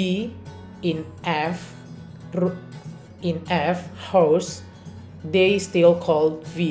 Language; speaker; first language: English; non-native, learner; Indonesian